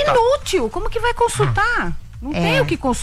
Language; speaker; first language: Portuguese; native; Portuguese